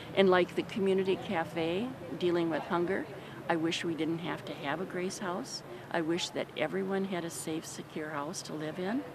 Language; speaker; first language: English; native; English